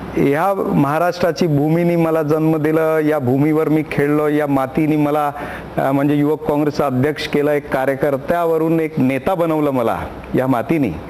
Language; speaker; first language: Marathi; non-native, local second language; Punjabi